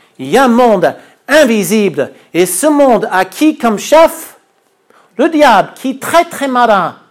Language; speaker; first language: French; non-native, fluent; English